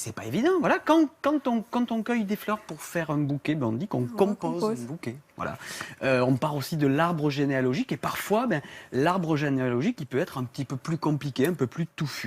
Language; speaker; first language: French; native; French